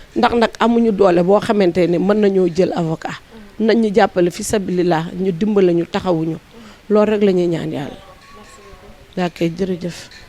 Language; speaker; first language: Wolof; native; Wolof